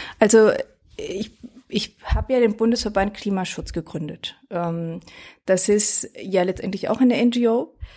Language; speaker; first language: German; early bilingual, other home language; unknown